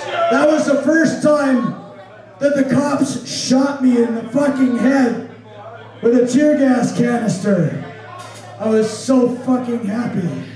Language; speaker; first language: English; native; English